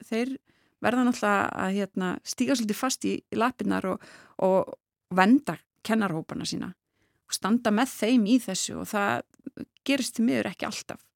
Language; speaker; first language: Icelandic; native; Icelandic